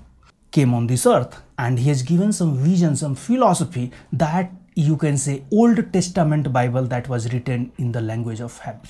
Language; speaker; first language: English; non-native, local second language; Hindi